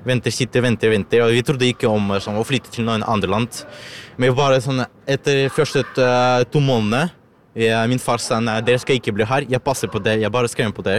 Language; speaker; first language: Norwegian; non-native, learner; Ukrainian